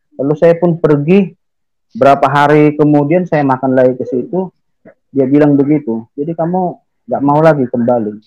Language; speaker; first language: Indonesian; native; Indonesian